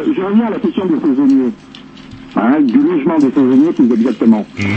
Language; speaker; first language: French; native; French